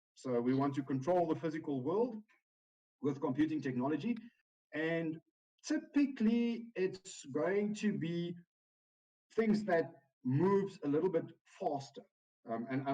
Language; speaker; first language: English; non-native, local second language; Afrikaans